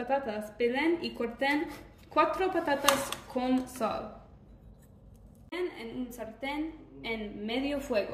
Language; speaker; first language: Spanish; non-native, learner; English